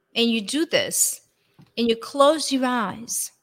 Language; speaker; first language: English; non-native, fluent; French